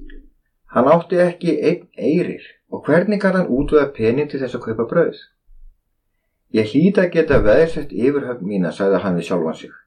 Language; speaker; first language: Icelandic; native; Icelandic